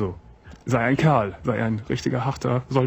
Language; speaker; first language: German; native; German